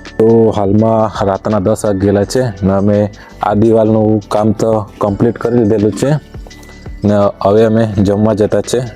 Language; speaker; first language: Gujarati; non-native, local second language; Kukna